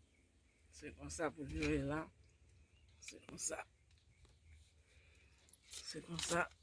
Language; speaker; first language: French; non-native, learner; Haitian Creole